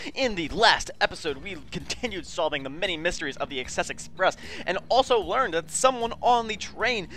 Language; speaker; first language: English; native; English